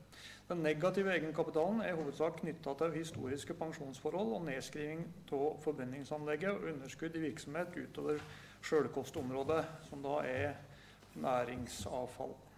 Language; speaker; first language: Norwegian; native; Norwegian